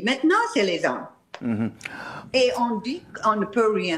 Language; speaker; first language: French; non-native, fluent; English